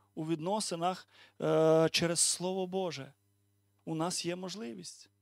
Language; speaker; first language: Ukrainian; native; Ukrainian